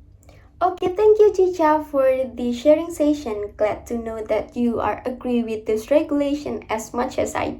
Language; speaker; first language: English; non-native, learner; Indonesian